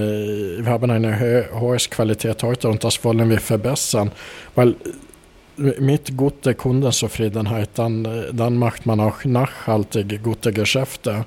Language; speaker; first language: German; non-native, fluent; Swedish